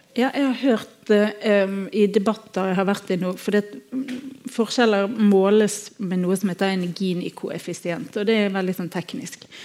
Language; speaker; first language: Norwegian; native; Norwegian